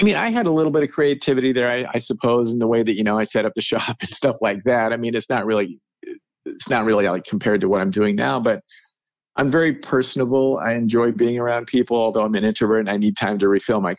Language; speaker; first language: English; native; English